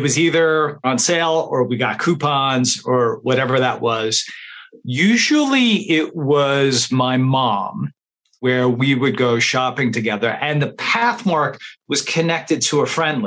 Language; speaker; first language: English; native; English